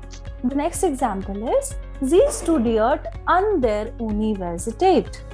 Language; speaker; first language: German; non-native, fluent; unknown